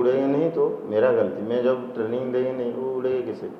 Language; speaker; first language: Hindi; non-native, local second language; Odia